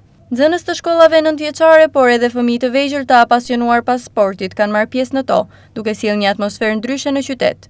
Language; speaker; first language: Albanian; native; Albanian